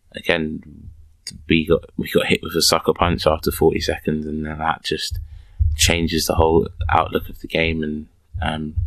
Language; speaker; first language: English; native; English